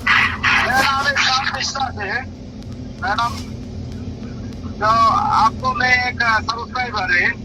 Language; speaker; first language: Hindi; non-native, learner; Bangla